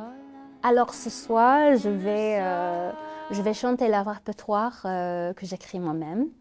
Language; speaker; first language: French; non-native, learner; English